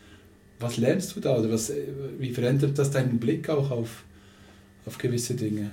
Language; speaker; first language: German; native; German